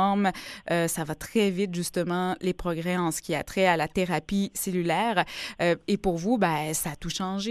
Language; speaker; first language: French; native; French